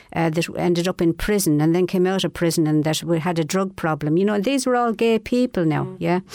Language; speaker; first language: English; native; English